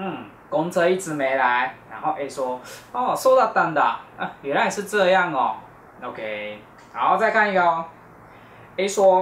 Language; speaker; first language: Chinese; non-native, fluent; Japanese